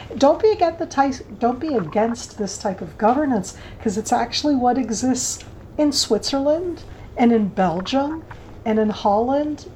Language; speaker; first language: English; native; English